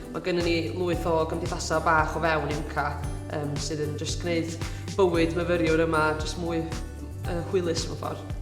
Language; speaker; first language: Welsh; native; Welsh